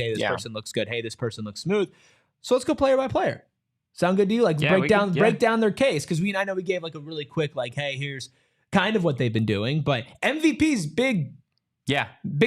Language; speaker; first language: English; native; English